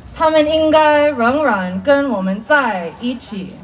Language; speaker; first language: Chinese; non-native, fluent; Korean